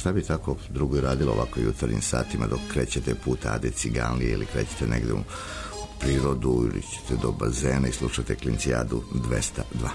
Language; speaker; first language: Serbian; native; Serbian